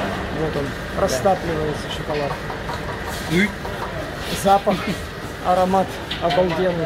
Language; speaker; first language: Russian; native; Russian